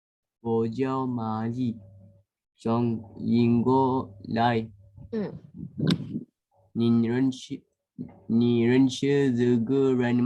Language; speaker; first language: Chinese; non-native, learner; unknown